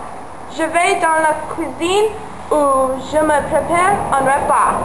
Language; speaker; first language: French; non-native, learner; English